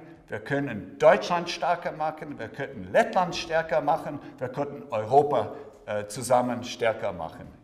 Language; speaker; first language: German; non-native, fluent; Latvian